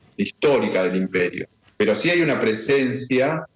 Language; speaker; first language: Spanish; native; Spanish